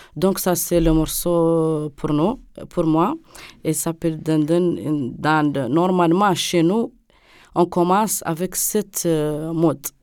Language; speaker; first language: French; non-native, local second language; Arabic